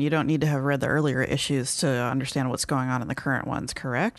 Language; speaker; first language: English; native; English